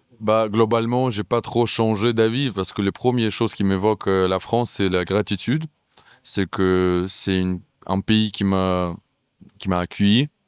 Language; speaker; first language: French; non-native, fluent; Russian